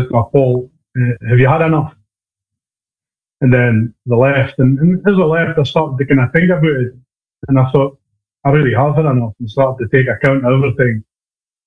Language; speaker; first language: English; native; English